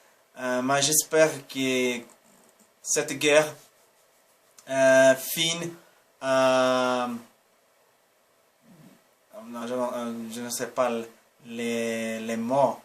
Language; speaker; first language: French; non-native, learner; Portuguese